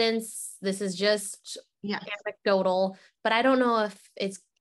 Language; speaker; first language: English; native; English